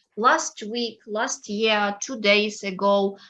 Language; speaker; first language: English; non-native, fluent; Ukrainian